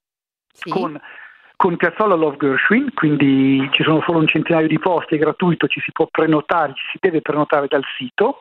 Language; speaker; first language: Italian; native; Italian